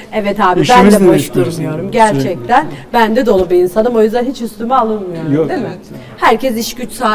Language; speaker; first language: Turkish; native; Turkish